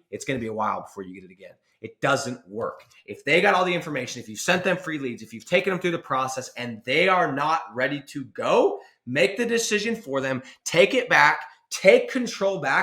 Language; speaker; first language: English; native; English